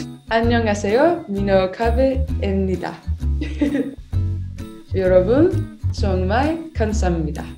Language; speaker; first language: Korean; non-native, learner; Danish